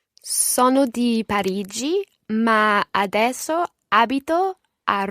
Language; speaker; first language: Italian; non-native, learner; English